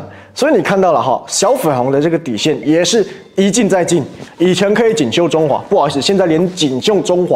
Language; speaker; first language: Chinese; native; Chinese